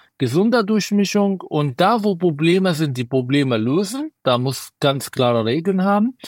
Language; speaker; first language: German; non-native, fluent; Arabic